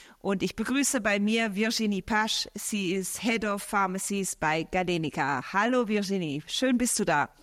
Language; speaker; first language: German; native; German